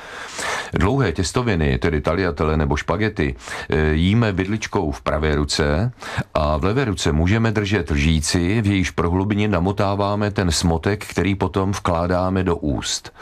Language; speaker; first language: Czech; native; Czech